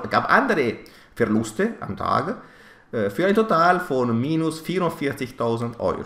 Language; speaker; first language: German; non-native, fluent; Italian